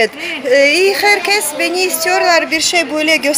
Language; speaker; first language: Turkish; non-native, learner; Russian